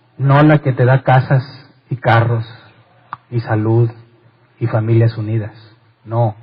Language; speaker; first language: Spanish; native; Spanish